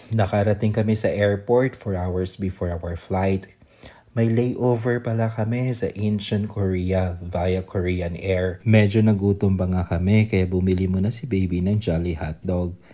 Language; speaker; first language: Filipino; native; Filipino